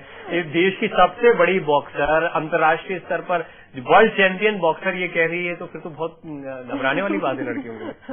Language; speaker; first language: Hindi; native; Hindi